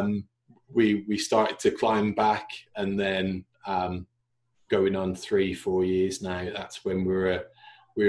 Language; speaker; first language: English; native; English